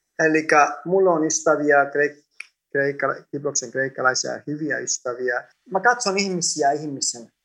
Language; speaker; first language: Finnish; non-native, fluent; Greek